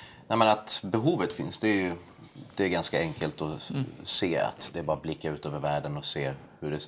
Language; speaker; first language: Swedish; early bilingual, other home language; Persian